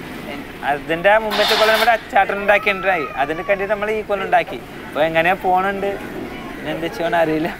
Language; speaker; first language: Malayalam; non-native, local second language; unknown